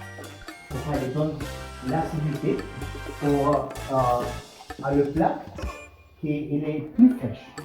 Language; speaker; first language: French; non-native, fluent; Italian